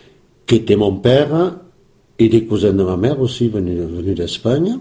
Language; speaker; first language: French; early bilingual, other home language; Spanish